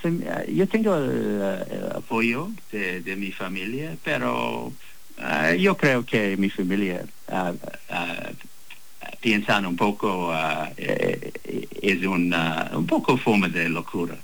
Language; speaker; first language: Spanish; non-native, learner; English